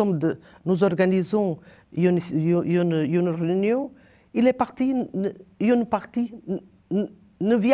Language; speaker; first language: French; non-native, learner; Portuguese